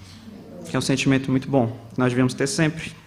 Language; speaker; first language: Portuguese; native; Portuguese